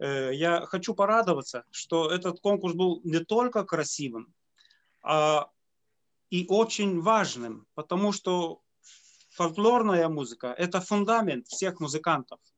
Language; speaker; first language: Russian; non-native, local second language; Lithuanian